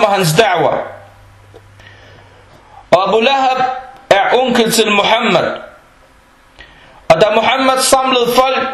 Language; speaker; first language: Danish; early bilingual, other home language; Arabic